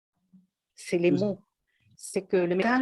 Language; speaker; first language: French; non-native, local second language; Arabic